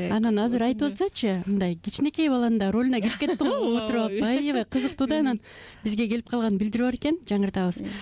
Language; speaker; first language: Kyrgyz; native; Kyrgyz